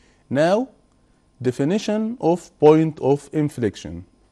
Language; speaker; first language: English; non-native, fluent; Arabic